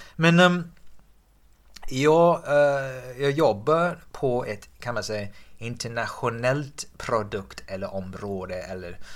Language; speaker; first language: Swedish; non-native, fluent; English